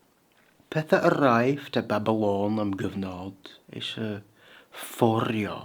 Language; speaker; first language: Welsh; non-native, fluent; English